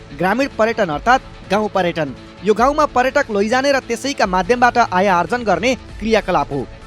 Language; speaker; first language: Nepali; native; Nepali